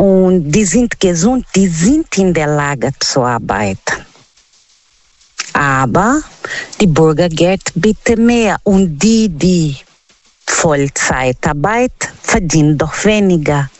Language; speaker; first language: German; non-native, learner; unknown